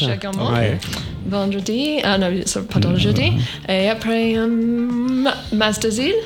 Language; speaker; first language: French; non-native, learner; English